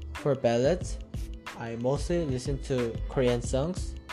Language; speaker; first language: English; early bilingual, other home language; Korean